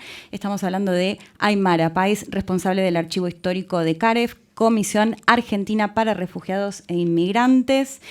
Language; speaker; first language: Spanish; native; Spanish